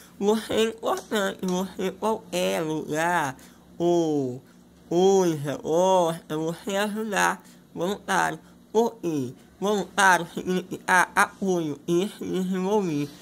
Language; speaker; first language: Portuguese; non-native, local second language; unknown